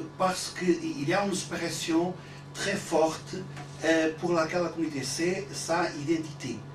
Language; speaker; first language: French; non-native, learner; Portuguese